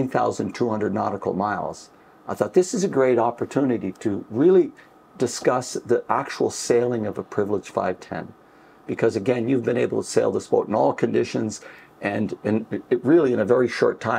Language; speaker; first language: English; native; English